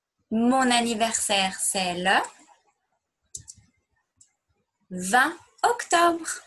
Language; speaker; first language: French; non-native, fluent; English